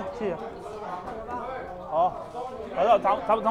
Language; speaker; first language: Chinese; non-native, fluent; Russian